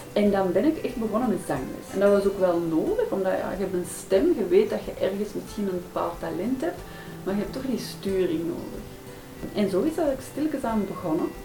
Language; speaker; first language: Dutch; native; Dutch